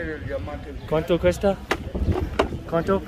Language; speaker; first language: Spanish; non-native, learner; English